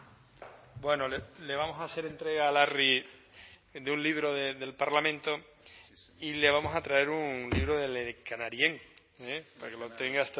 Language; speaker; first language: Spanish; native; Spanish